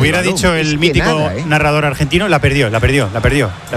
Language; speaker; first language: Spanish; native; Spanish